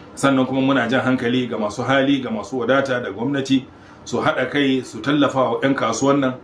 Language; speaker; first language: Hausa; native; Hausa